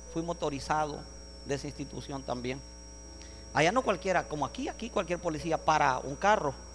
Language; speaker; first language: Spanish; native; Spanish